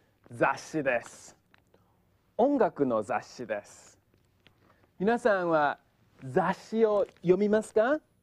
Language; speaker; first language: Japanese; non-native, fluent; English